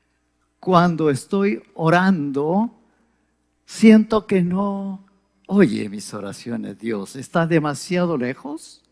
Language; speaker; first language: Spanish; native; Spanish